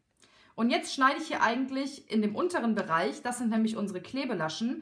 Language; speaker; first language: German; native; German